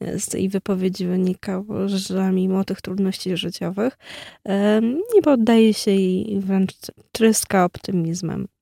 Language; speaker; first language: Polish; native; Polish